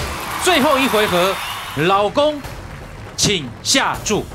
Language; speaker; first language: Chinese; native; Chinese